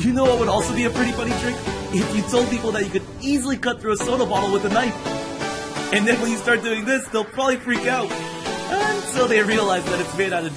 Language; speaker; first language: English; native; English